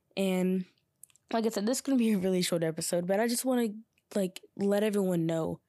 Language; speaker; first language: English; native; English